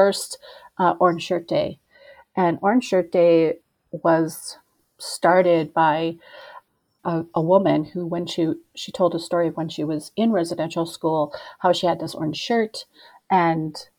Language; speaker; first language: English; native; English